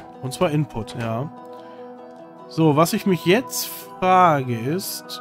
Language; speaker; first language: German; native; German